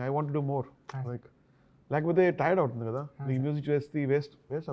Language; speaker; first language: Telugu; non-native, learner; Tamil